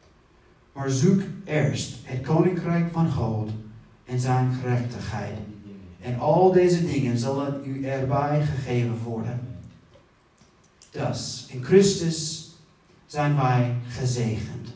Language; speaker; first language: Dutch; non-native, fluent; English